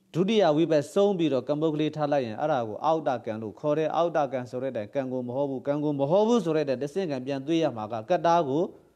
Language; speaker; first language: Burmese; native; Burmese